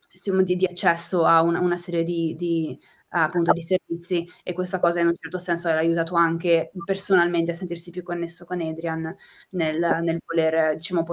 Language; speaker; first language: Italian; native; Italian